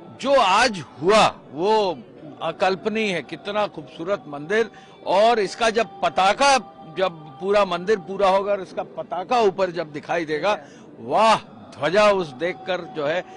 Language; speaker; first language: Hindi; native; Hindi